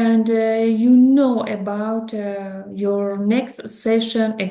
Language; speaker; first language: English; non-native, learner; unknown